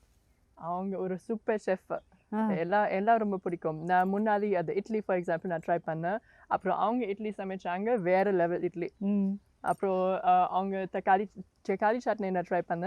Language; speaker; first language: Tamil; non-native, learner; German